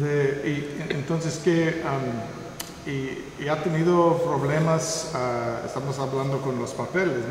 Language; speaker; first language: Spanish; non-native, fluent; English